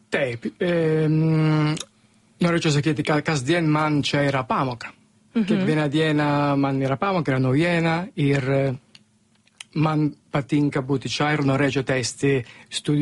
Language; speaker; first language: Lithuanian; non-native, learner; Italian